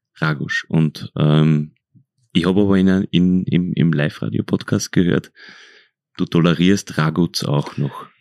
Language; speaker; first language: German; native; German